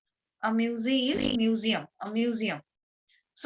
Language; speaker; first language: French; non-native, fluent; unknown